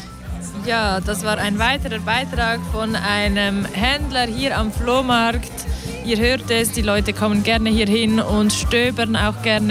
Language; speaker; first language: German; native; German